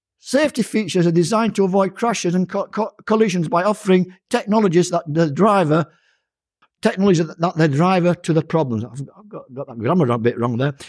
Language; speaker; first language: English; native; English